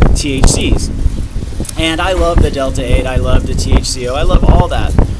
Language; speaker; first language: English; native; English